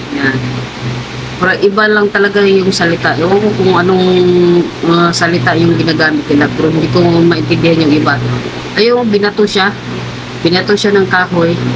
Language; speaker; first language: Filipino; non-native, local second language; Cebuano